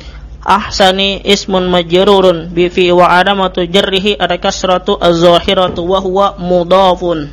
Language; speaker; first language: Arabic; non-native, learner; Indonesian